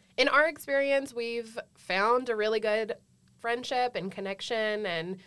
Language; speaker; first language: English; native; English